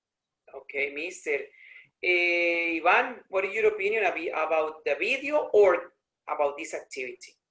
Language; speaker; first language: English; non-native, learner; Spanish